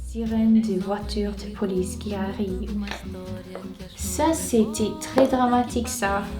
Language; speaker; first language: French; non-native, learner; English